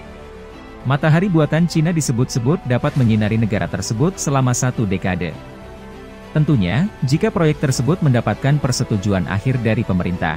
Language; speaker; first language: Indonesian; native; Indonesian